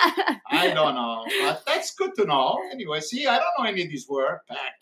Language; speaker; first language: English; non-native, fluent; Italian